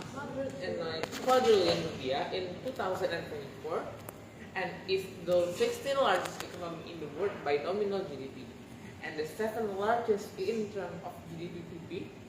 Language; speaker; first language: English; non-native, learner; Indonesian